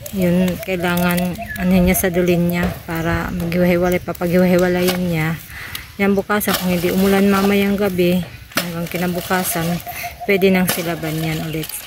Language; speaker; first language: Filipino; non-native, local second language; Waray